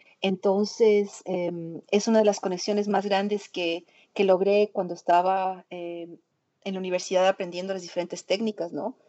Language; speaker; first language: Spanish; native; Spanish